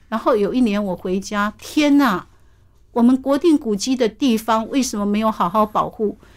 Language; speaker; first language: Chinese; native; Chinese